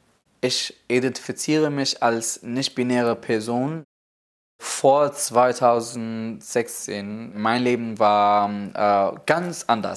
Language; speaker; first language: German; non-native, fluent; Arabic